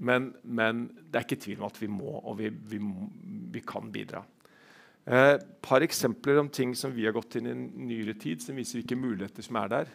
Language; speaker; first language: Norwegian; native; Norwegian